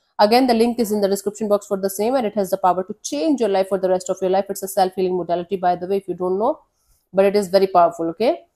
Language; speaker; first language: English; non-native, local second language; Hindi